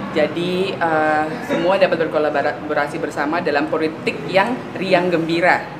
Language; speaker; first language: Indonesian; native; Indonesian